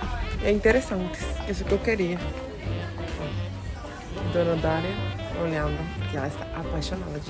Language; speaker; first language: Portuguese; non-native, fluent; Spanish